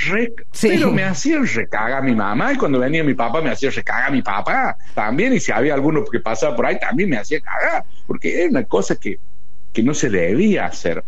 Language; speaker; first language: Spanish; native; Spanish